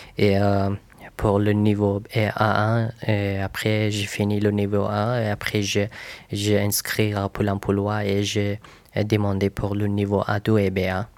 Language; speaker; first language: French; non-native, learner; Persian